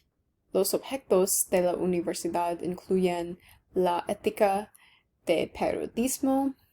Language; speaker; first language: Spanish; non-native, learner; English